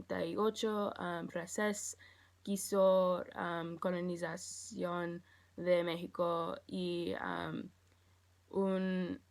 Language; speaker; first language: Spanish; non-native, learner; English